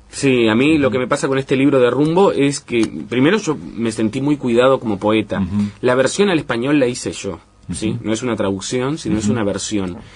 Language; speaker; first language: Spanish; native; Spanish